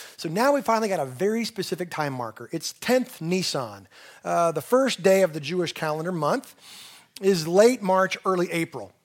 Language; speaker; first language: English; native; English